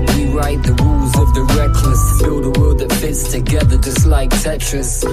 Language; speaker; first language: English; native; English